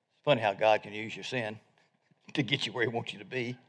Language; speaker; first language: English; native; English